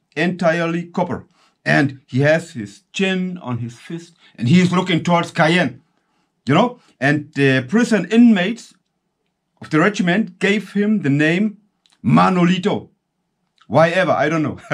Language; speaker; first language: English; non-native, fluent; German